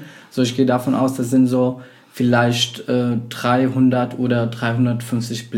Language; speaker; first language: German; non-native, fluent; Arabic